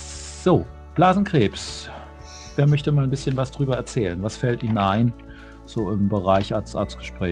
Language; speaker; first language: German; native; German